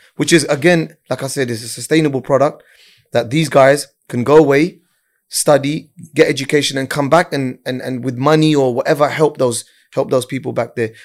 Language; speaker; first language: English; early bilingual, other home language; Urdu